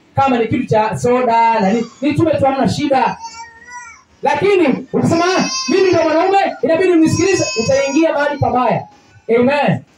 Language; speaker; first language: Swahili; native; Swahili